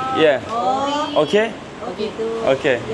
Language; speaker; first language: English; non-native, learner; Turkish